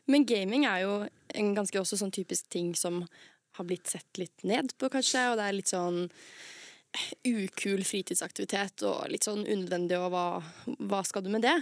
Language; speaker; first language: Norwegian; native; Norwegian